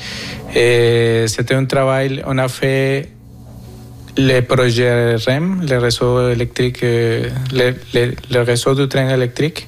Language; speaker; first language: French; non-native, fluent; Spanish